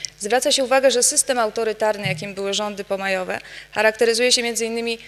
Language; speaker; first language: Polish; native; Polish